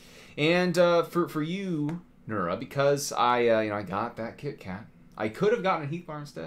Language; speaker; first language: English; native; English